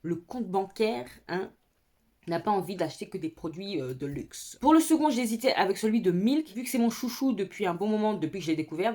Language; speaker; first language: French; native; French